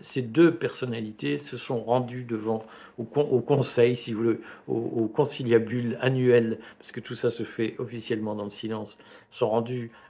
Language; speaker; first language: French; native; French